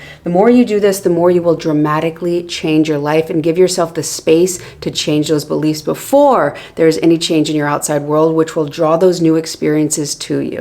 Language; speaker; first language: English; native; English